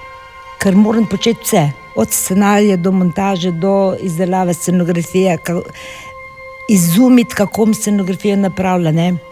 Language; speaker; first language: Slovenian; non-native, fluent; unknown